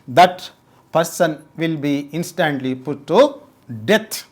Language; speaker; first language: English; non-native, local second language; Telugu